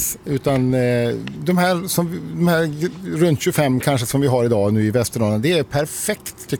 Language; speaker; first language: Swedish; native; Swedish